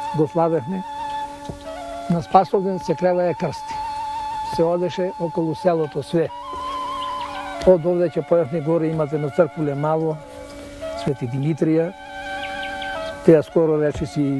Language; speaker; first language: Macedonian; native; Macedonian